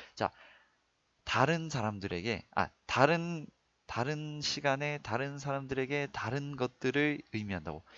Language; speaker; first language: Korean; native; Korean